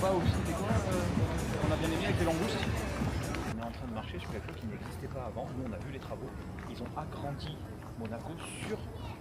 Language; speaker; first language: French; native; French